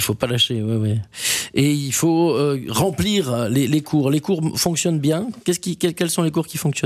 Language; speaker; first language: French; native; French